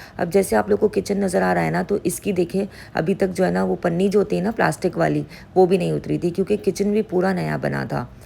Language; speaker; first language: Urdu; native; Urdu